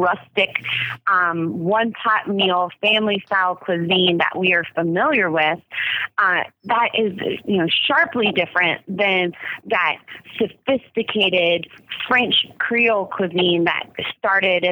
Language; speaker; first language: English; native; English